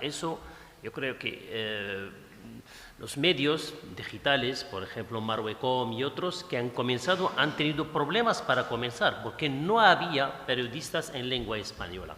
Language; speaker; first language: Spanish; non-native, fluent; Arabic